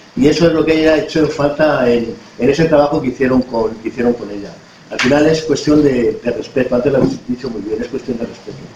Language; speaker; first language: Spanish; native; Spanish